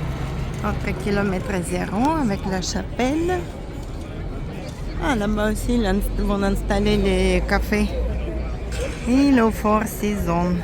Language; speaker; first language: French; non-native, learner; Russian